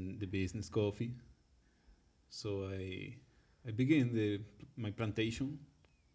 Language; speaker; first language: English; non-native, learner; Spanish